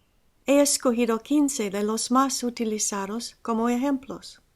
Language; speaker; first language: Spanish; non-native, fluent; English